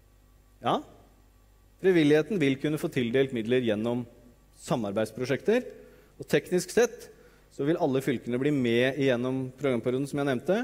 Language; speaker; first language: Norwegian; native; Norwegian